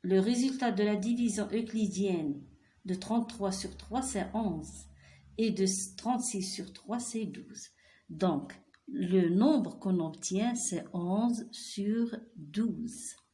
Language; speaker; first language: French; non-native, local second language; Arabic